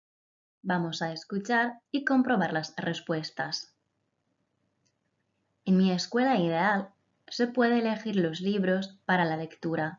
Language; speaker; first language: Spanish; non-native, fluent; Croatian